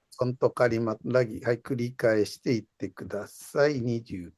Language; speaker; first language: Japanese; non-native, fluent; Indonesian